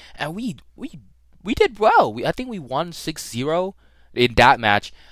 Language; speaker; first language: English; early bilingual, other home language; Thai